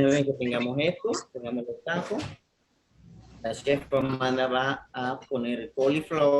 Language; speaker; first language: Spanish; native; Spanish